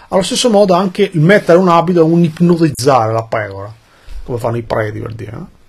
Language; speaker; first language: Italian; early bilingual, other home language; Albanian